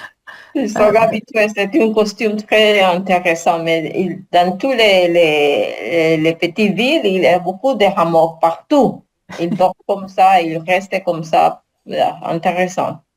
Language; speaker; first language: French; non-native, learner; Spanish